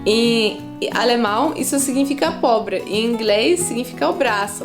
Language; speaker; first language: Portuguese; non-native, fluent; Polish